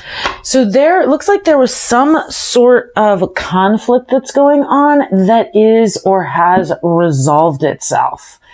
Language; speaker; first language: English; native; English